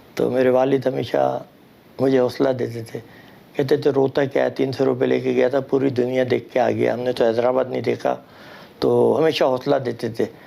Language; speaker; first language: Urdu; native; Urdu